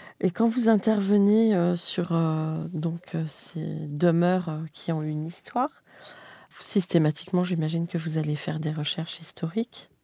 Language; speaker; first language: French; native; French